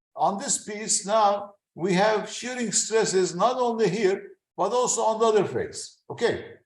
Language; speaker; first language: English; non-native, fluent; Turkish